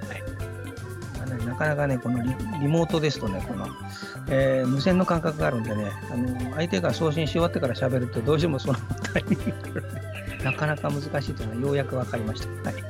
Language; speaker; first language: Japanese; native; Japanese